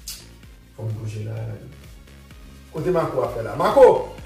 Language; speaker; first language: French; non-native, learner; Haitian Creole